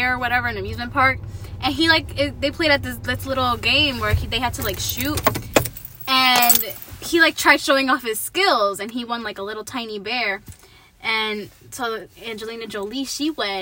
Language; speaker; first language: English; native; English